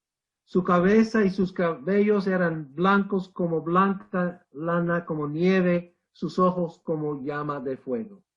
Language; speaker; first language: Spanish; non-native, fluent; English